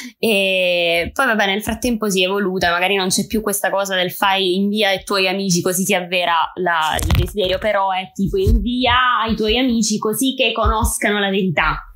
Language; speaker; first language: Italian; native; Italian